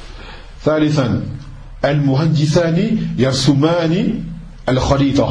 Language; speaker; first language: Arabic; non-native, fluent; French